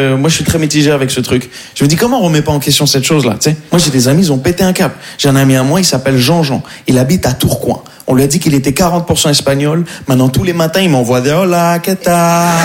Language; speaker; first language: French; native; French